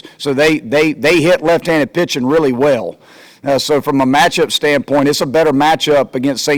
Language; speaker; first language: English; native; English